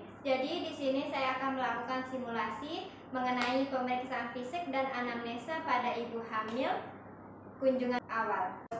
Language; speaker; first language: Indonesian; native; Indonesian